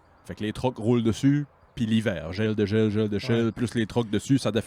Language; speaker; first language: French; native; French